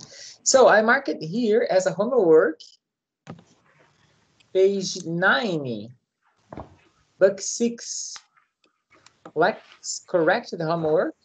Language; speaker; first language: English; non-native, learner; Portuguese